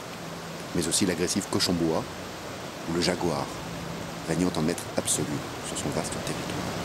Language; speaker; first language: French; native; French